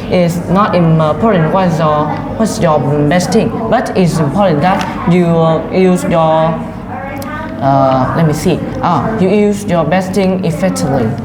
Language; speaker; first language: English; non-native, learner; Vietnamese